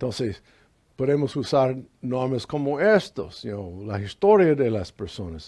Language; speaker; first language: Spanish; non-native, fluent; English